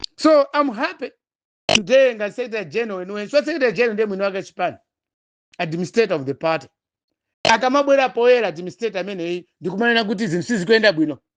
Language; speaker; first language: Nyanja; non-native, local second language; Tumbuka